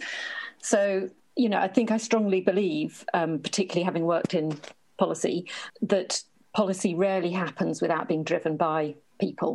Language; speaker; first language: English; native; English